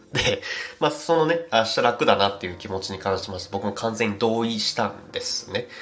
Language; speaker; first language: Japanese; native; Japanese